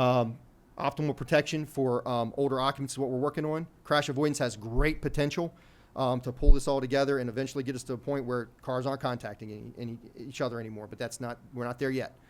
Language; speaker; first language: English; native; English